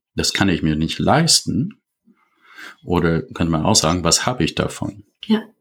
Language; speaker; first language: German; non-native, fluent; English